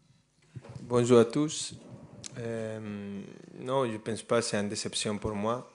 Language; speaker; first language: French; non-native, fluent; Spanish